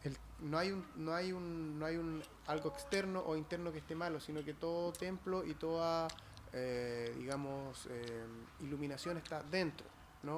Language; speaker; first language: Spanish; native; Spanish